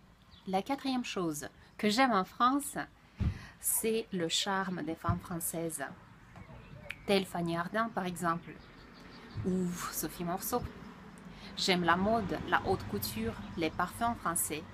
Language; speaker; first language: French; non-native, fluent; Russian